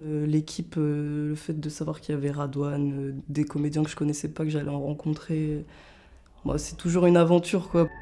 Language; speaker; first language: French; native; French